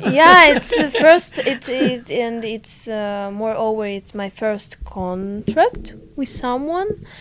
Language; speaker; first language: English; non-native, fluent; Ukrainian